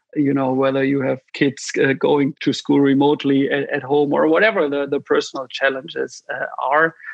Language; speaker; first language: English; non-native, fluent; German